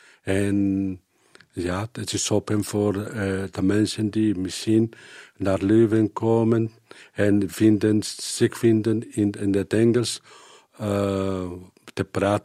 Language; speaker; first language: Dutch; non-native, learner; Spanish